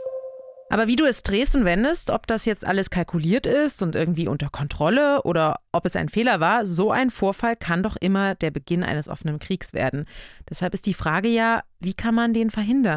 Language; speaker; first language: German; native; German